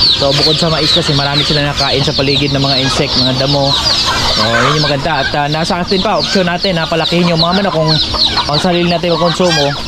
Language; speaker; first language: Filipino; native; Filipino